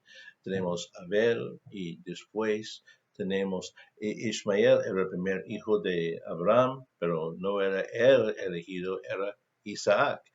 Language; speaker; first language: Spanish; non-native, fluent; English